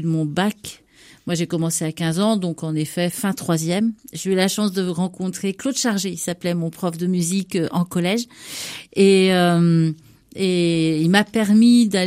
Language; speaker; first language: French; native; French